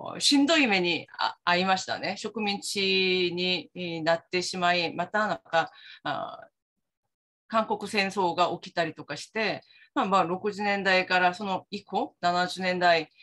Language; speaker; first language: Japanese; non-native, fluent; Korean